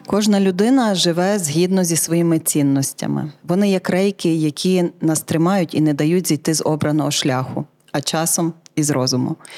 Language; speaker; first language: Ukrainian; native; Ukrainian